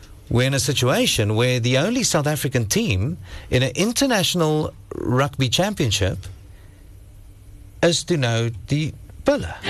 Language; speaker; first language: English; non-native, local second language; Afrikaans